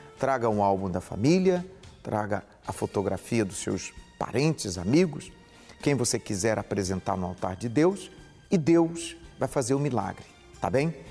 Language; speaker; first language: Portuguese; native; Portuguese